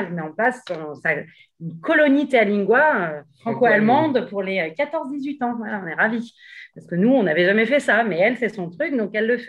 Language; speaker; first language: French; native; French